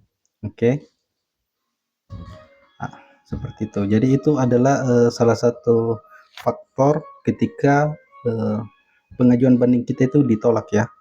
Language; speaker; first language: Indonesian; native; Indonesian